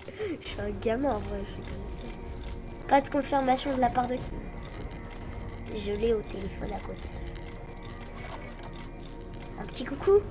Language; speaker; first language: French; native; French